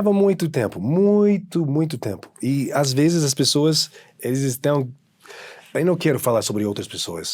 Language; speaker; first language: Portuguese; non-native, fluent; English